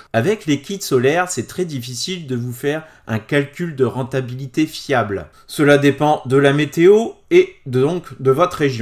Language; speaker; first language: French; native; French